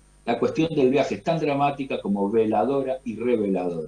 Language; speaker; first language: Spanish; native; Spanish